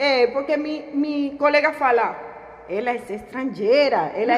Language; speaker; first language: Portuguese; non-native, learner; Spanish